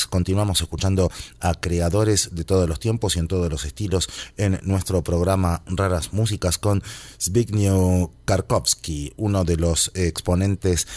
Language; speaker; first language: Spanish; native; Spanish